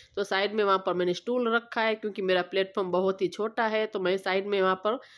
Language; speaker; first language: Hindi; non-native, local second language; Gujarati